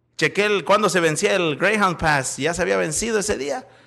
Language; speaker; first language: Spanish; native; Spanish